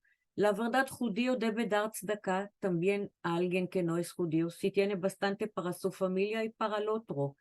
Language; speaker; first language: Spanish; non-native, fluent; Hebrew